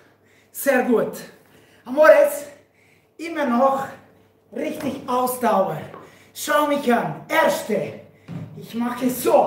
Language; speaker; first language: German; non-native, learner; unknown